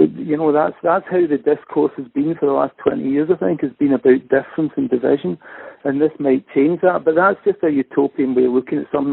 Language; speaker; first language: English; native; English